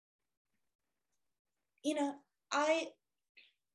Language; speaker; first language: English; native; English